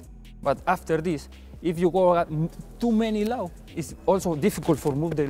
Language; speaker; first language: English; non-native, learner; Spanish